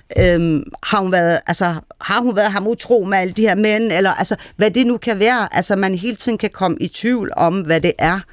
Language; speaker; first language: Danish; early bilingual, other home language; Persian